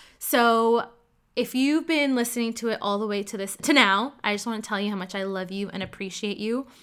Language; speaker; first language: English; early bilingual, other home language; Cantonese